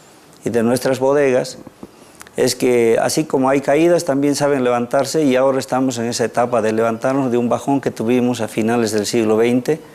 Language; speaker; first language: Spanish; native; Spanish